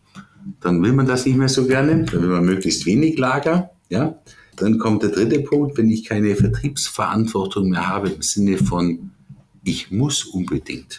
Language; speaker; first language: German; native; German